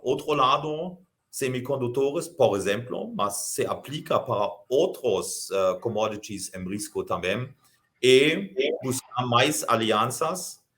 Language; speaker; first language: Portuguese; non-native, fluent; German